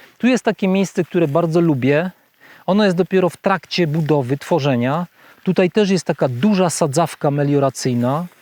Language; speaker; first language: Polish; native; Polish